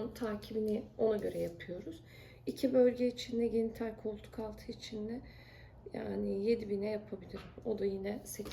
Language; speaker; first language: Turkish; native; Turkish